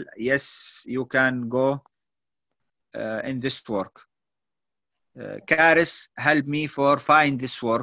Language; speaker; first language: English; non-native, learner; Arabic